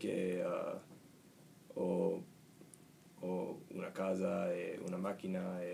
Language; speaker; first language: Italian; non-native, learner; English